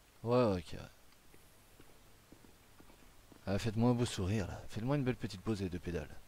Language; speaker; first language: French; native; French